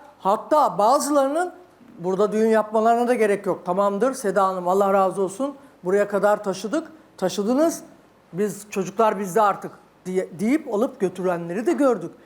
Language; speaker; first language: Turkish; native; Turkish